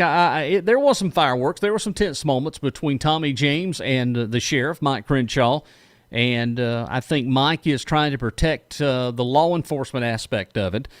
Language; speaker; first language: English; native; English